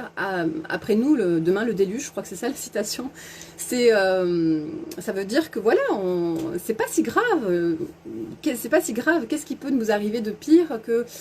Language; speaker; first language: French; native; French